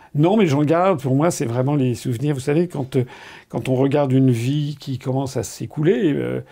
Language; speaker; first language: French; native; French